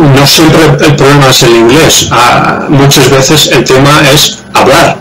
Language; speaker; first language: Spanish; non-native, fluent; Dutch